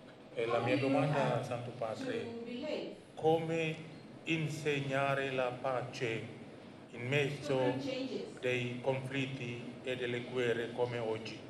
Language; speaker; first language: Italian; non-native, learner; Indonesian